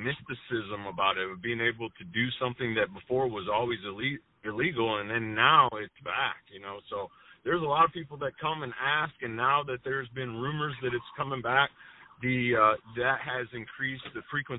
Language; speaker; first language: English; native; English